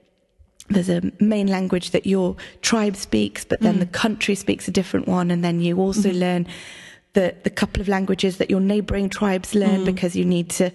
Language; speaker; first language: English; native; English